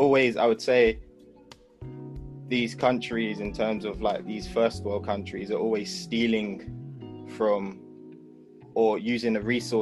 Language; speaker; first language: English; native; English